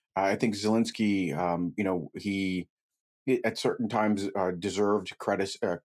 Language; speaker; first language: English; native; English